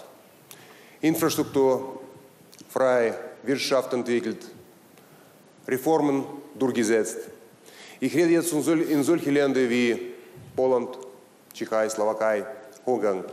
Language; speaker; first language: German; non-native, learner; Russian